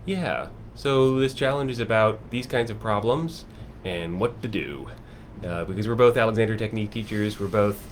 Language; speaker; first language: English; native; English